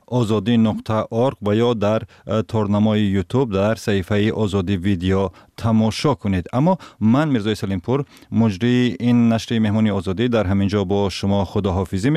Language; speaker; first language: Tajik; native; Tajik